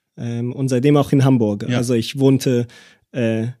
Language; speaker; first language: German; early bilingual, other home language; Hebrew